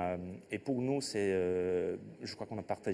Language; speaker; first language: French; non-native, fluent; English